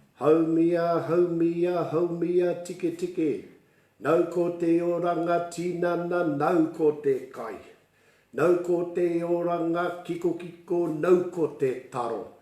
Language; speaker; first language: Māori; non-native, local second language; English